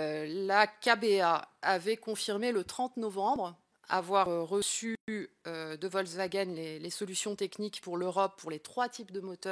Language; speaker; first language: French; native; French